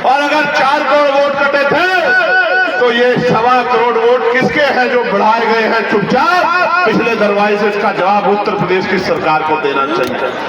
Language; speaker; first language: Hindi; native; Hindi